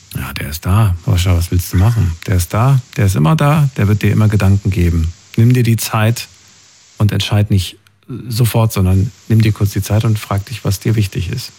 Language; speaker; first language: German; native; German